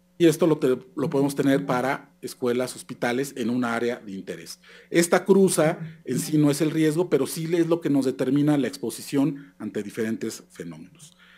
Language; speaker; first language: Spanish; native; Spanish